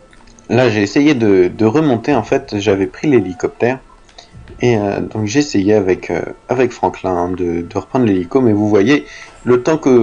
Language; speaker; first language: French; native; French